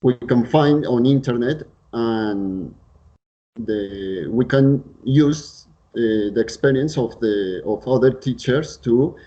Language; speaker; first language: English; non-native, learner; Spanish